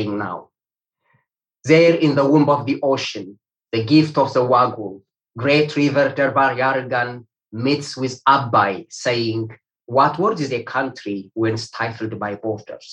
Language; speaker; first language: English; non-native, fluent; Amharic